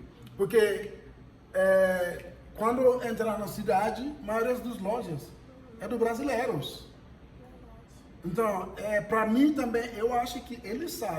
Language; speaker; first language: Portuguese; non-native, fluent; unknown